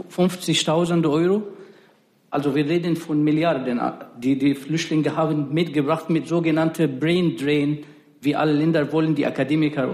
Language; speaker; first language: German; non-native, fluent; Arabic